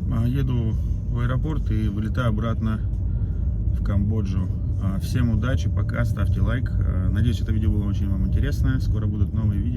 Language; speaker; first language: Russian; native; Russian